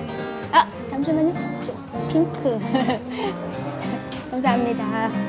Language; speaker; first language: Korean; non-native, learner; Filipino